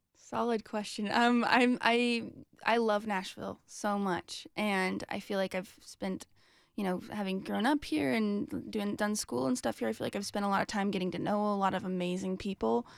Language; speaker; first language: English; native; English